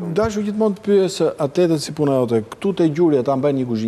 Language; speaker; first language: Albanian; native; Albanian